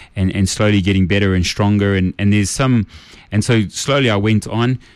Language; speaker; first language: English; native; English